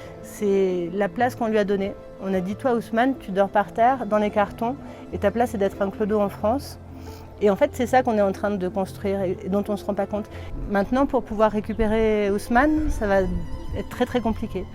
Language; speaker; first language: French; native; French